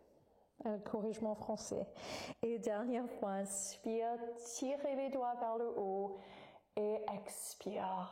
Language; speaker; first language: French; non-native, fluent; English